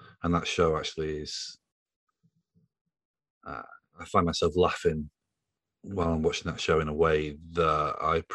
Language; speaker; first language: English; native; English